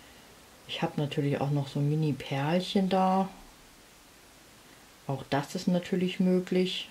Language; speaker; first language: German; native; German